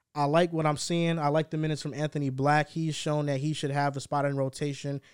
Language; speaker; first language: English; early bilingual, heritage; Spanish